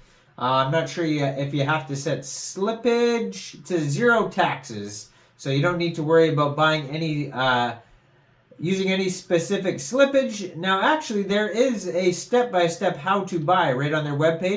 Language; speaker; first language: English; native; English